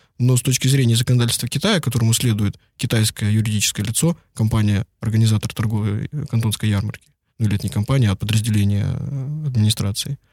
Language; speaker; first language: Russian; native; Russian